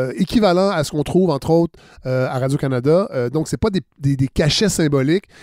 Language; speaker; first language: French; native; French